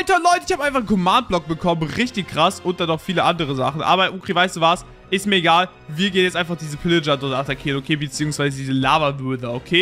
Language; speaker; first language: German; native; German